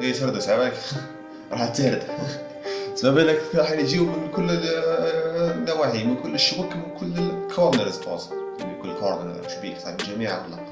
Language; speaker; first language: Arabic; native; Arabic